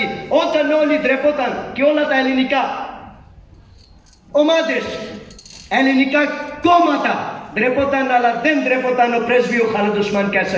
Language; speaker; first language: Greek; non-native, learner; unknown